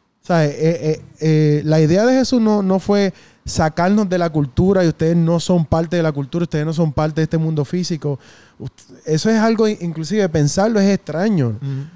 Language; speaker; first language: Spanish; native; Spanish